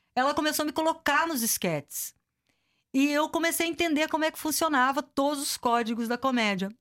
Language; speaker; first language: Portuguese; native; Portuguese